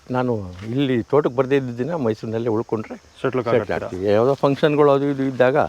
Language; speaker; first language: Kannada; native; Kannada